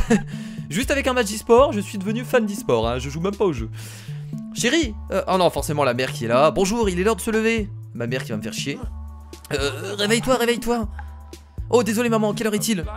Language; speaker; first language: French; native; French